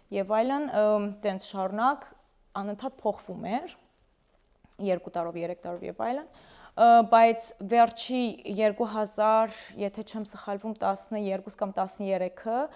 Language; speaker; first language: Armenian; early bilingual, heritage; Armenian